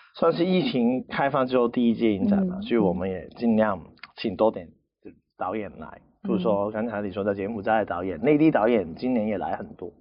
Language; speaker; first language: Chinese; non-native, local second language; Cantonese